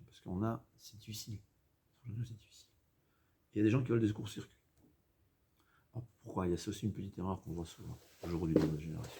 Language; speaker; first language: French; native; French